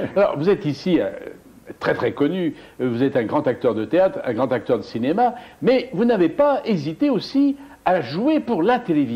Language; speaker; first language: French; native; French